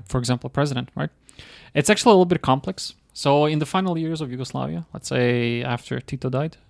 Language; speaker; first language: English; non-native, fluent; Croatian